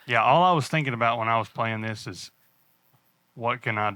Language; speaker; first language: English; native; English